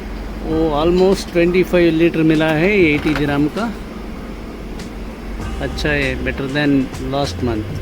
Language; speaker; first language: Hindi; non-native, local second language; Kannada